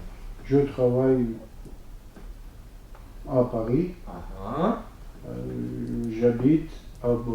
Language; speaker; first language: French; non-native, learner; Kurdish